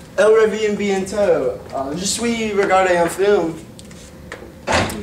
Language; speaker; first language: French; non-native, learner; English